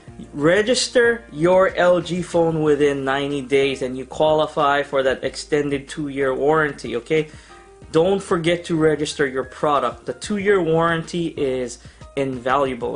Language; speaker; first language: English; native; English